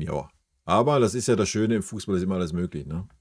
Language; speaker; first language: German; native; German